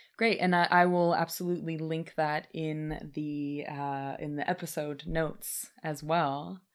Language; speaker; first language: English; native; English